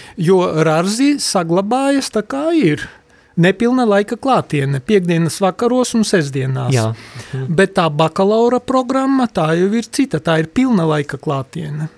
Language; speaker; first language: Latvian; non-native, local second language; Polish